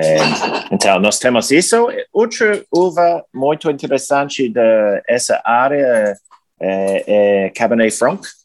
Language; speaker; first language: Portuguese; non-native, learner; English